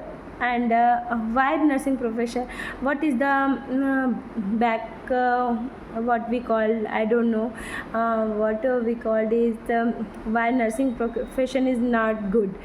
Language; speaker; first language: English; non-native, learner; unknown